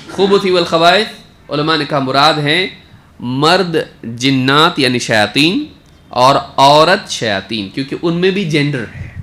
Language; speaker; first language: Urdu; native; Urdu